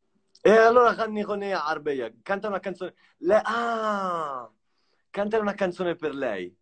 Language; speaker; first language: Italian; native; Italian